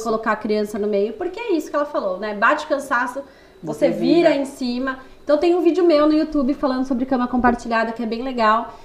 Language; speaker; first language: Portuguese; native; Portuguese